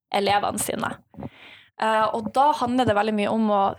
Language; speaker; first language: Norwegian; native; Norwegian